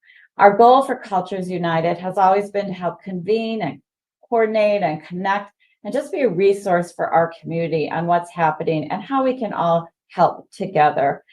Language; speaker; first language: English; native; English